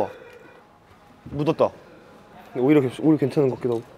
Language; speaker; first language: Korean; native; Korean